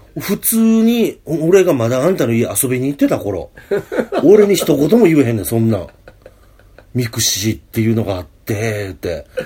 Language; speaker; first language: Japanese; native; Japanese